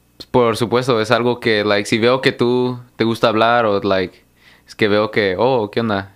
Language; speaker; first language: Spanish; early bilingual, heritage; Spanish